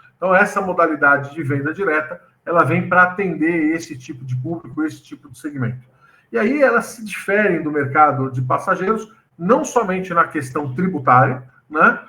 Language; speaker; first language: Portuguese; native; Portuguese